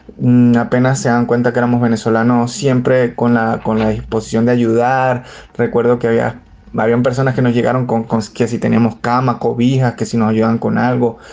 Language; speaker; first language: Spanish; native; Spanish